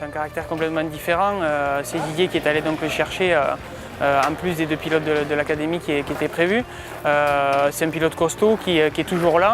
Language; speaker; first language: French; native; French